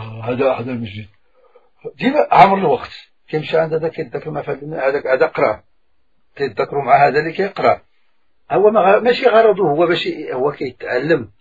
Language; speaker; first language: Arabic; native; Arabic